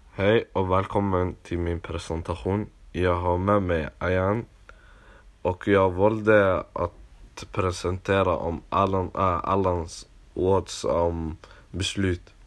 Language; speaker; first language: Swedish; non-native, local second language; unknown